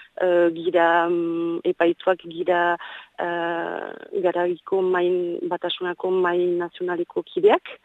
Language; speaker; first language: Basque; non-native, local second language; French